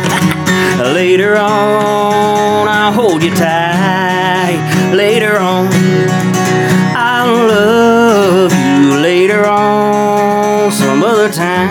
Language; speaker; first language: English; native; English